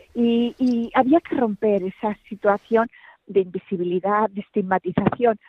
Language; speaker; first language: Spanish; native; Spanish